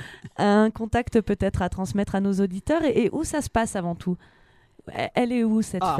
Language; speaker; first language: French; native; French